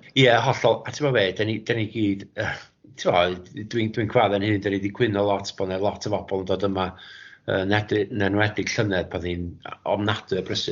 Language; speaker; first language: Welsh; native; Welsh